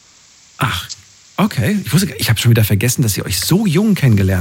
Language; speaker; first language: German; native; German